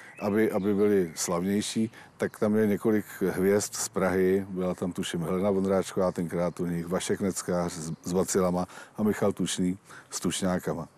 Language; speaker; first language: Czech; native; Czech